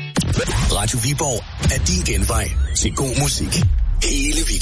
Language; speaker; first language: Danish; native; Danish